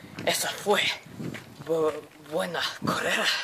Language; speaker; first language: Spanish; non-native, learner; English